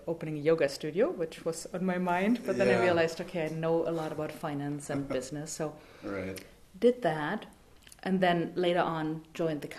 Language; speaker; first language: English; non-native, fluent; German